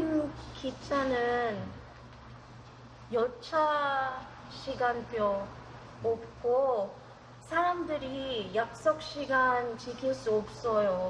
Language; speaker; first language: Korean; non-native, learner; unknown